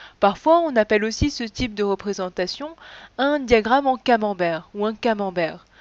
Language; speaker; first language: French; native; French